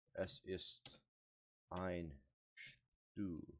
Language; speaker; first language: German; non-native, learner; English